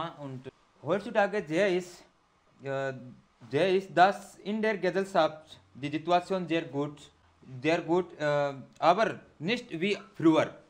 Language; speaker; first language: German; non-native, learner; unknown